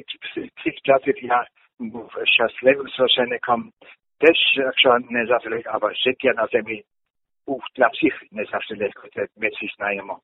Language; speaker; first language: Ukrainian; non-native, learner; German